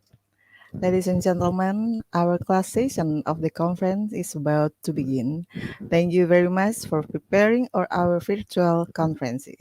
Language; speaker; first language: English; non-native, fluent; Indonesian